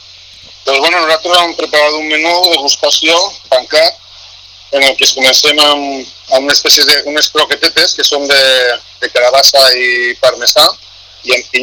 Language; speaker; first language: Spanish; non-native, local second language; Catalan